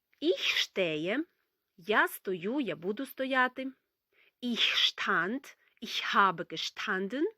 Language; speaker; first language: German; non-native, fluent; Ukrainian